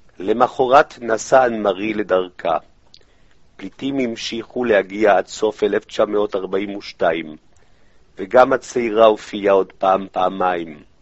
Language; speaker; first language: Hebrew; non-native, fluent; French